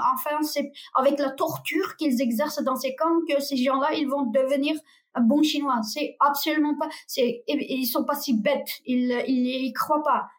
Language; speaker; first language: French; non-native, fluent; Uyghur